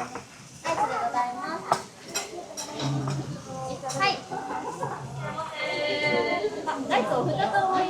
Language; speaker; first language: Japanese; native; Japanese